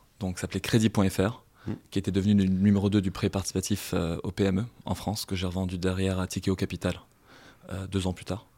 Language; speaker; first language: French; non-native, local second language; Arabic